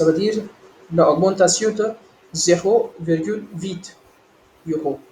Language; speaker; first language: French; non-native, learner; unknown